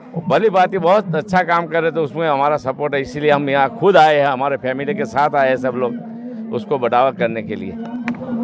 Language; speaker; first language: Hindi; non-native, local second language; Gujarati